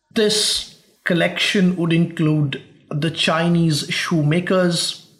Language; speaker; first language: English; non-native, local second language; Bangla